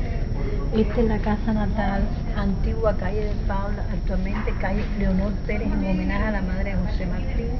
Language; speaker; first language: Spanish; native; Spanish